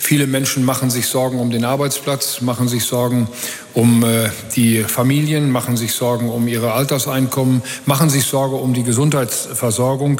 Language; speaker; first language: German; native; German